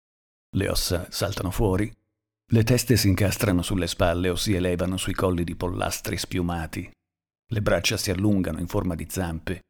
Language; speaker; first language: Italian; native; Italian